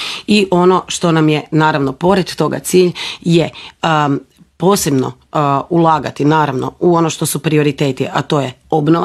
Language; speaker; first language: Croatian; native; Croatian